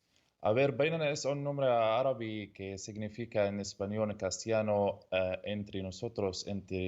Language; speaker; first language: Spanish; non-native, learner; Arabic